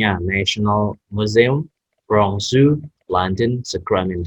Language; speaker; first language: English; non-native, fluent; Indonesian